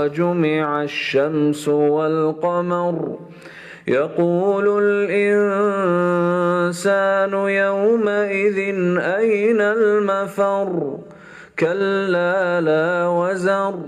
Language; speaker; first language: Arabic; native; Arabic